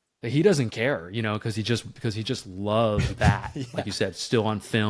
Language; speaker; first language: English; native; English